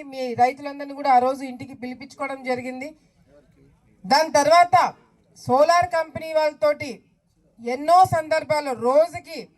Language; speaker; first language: Telugu; native; Telugu